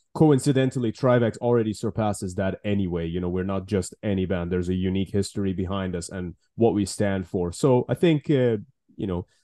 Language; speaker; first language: English; non-native, fluent; Persian